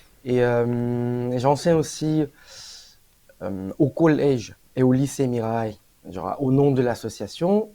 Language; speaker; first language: French; non-native, fluent; Korean